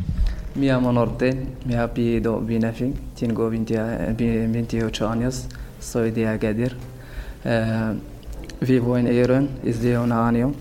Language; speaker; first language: Spanish; non-native, learner; Berber languages